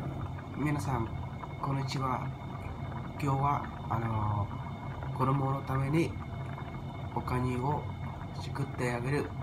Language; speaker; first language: Japanese; non-native, learner; Vietnamese